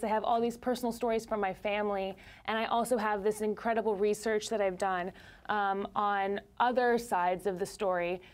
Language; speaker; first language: English; native; English